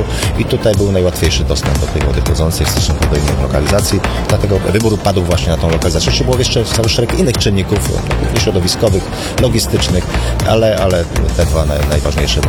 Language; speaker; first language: Polish; native; Polish